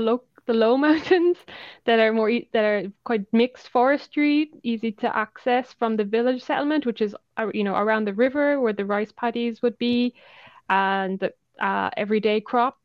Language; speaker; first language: English; native; English